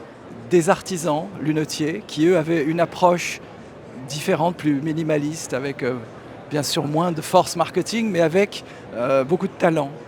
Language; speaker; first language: French; native; French